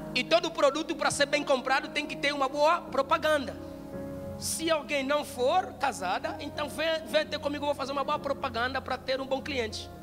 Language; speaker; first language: Portuguese; non-native, fluent; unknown